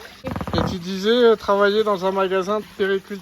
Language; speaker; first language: French; native; French